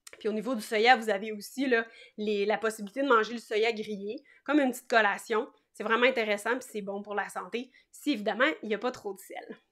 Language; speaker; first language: French; native; French